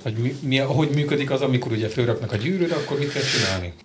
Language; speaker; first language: Hungarian; native; Hungarian